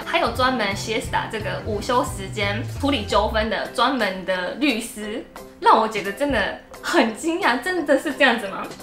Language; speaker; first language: Chinese; non-native, fluent; Japanese